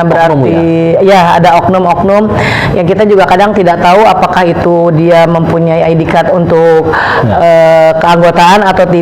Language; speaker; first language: Indonesian; native; Indonesian